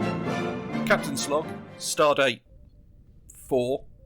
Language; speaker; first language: English; native; English